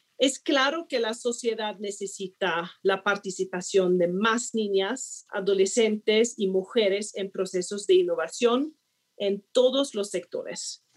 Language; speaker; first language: Spanish; non-native, fluent; Swedish